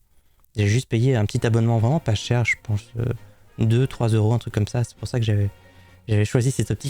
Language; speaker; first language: French; native; French